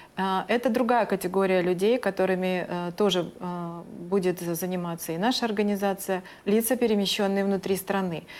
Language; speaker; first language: Russian; native; Russian